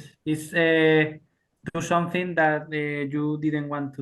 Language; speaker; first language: English; non-native, learner; Spanish